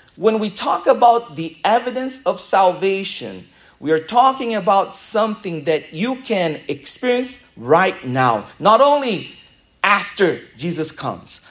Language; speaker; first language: English; non-native, fluent; Portuguese